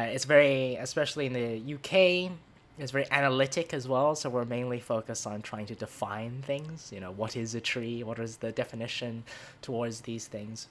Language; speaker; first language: English; non-native, local second language; Cantonese